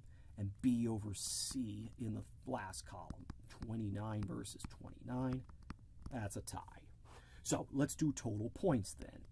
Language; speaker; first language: English; native; English